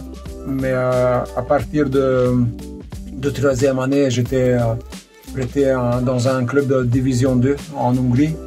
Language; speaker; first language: French; non-native, local second language; Hungarian